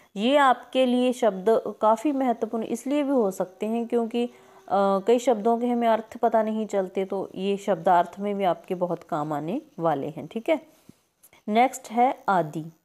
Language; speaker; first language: Hindi; native; Hindi